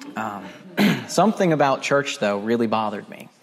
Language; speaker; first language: English; native; English